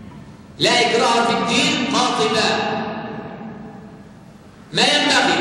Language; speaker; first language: Arabic; native; Arabic